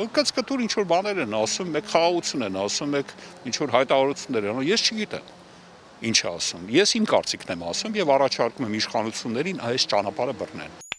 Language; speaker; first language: Armenian; native; Armenian